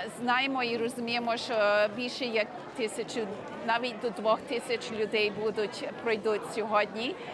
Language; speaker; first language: Ukrainian; early bilingual, heritage; Ukrainian